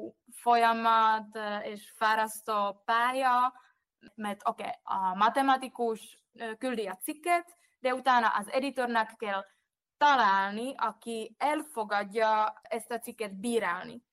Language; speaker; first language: Hungarian; non-native, fluent; Czech